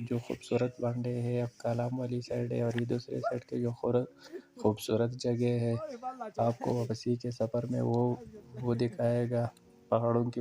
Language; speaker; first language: Hindi; non-native, local second language; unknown